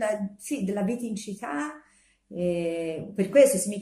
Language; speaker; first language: Italian; non-native, fluent; Portuguese